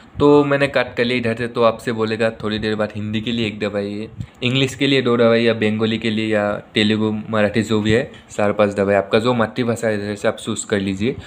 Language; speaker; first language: Hindi; native; Hindi